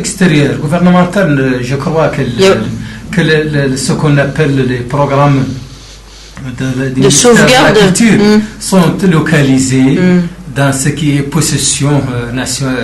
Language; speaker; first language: French; non-native, local second language; Arabic